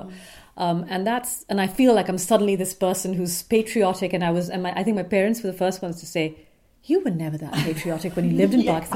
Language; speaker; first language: English; non-native, local second language; Urdu